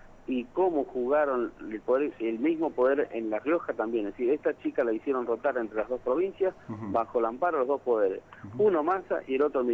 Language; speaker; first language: Spanish; native; Spanish